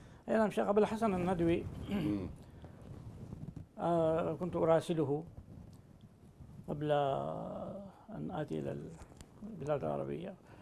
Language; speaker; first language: Arabic; non-native, fluent; Urdu